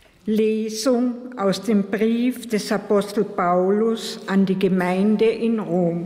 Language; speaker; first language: German; native; German